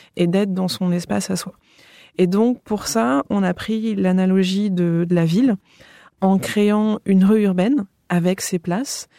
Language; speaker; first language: French; native; French